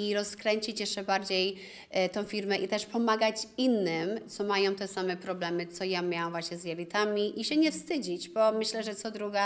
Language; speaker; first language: Polish; early bilingual, other home language; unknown